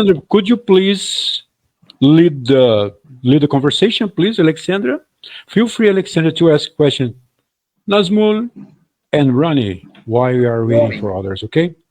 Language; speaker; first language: English; non-native, fluent; Portuguese